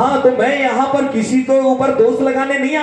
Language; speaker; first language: Hindi; native; Hindi